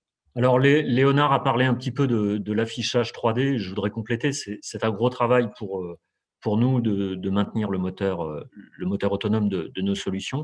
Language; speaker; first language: French; native; French